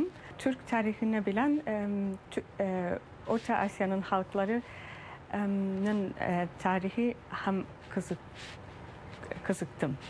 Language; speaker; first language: Turkish; early bilingual, heritage; German